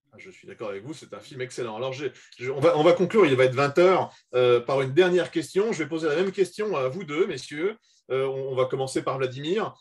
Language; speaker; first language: French; native; French